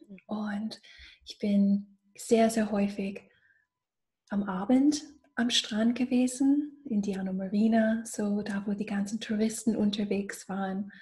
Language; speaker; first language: German; non-native, fluent; English